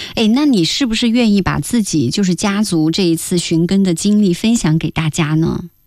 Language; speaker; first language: Chinese; native; Chinese